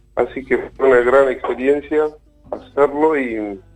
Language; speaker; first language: Spanish; native; Spanish